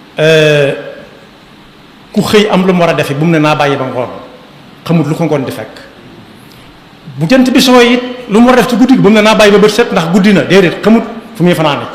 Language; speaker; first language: Wolof; native; Wolof